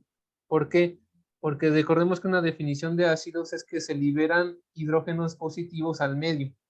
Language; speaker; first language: Spanish; native; Spanish